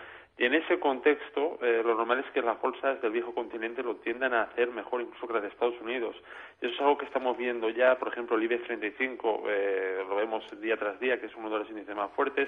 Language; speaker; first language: Spanish; native; Spanish